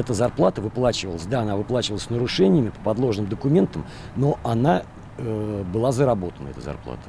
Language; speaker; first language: Russian; native; Russian